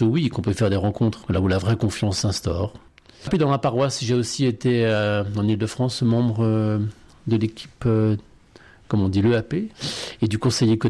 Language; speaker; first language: French; native; French